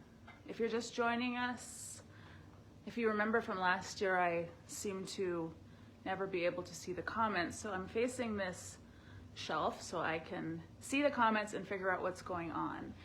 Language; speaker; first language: English; native; English